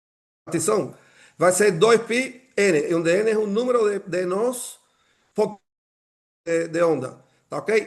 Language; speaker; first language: Portuguese; non-native, fluent; Spanish